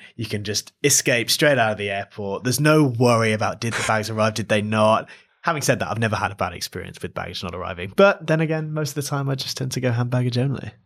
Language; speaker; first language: English; native; English